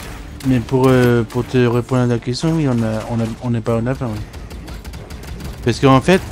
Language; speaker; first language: French; native; French